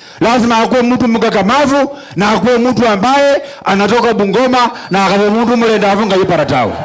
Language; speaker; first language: Swahili; non-native, local second language; Luyia